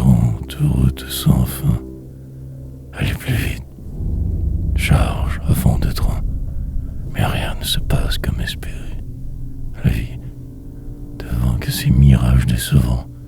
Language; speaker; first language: French; native; French